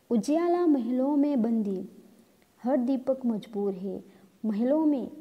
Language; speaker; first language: Hindi; non-native, local second language; Gamit